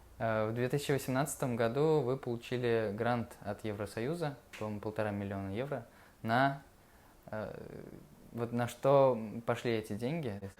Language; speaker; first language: Russian; native; Russian